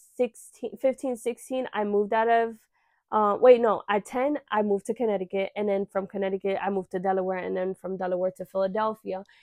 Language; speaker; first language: English; early bilingual, other home language; Spanish